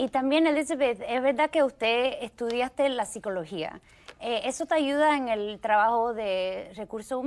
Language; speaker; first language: Spanish; early bilingual, heritage; Spanish